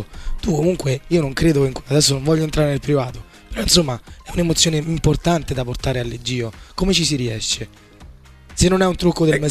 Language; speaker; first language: Italian; native; Italian